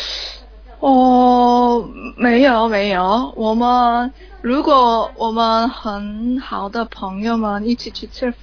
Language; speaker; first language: Chinese; non-native, learner; Korean